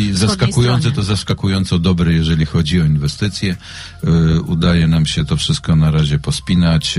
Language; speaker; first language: Polish; native; Polish